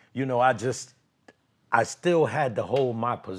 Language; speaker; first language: English; native; English